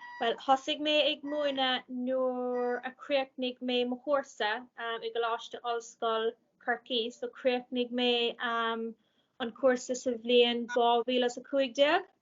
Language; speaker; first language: Irish; non-native, local second language; English